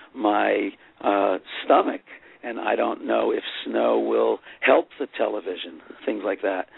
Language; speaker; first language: English; native; English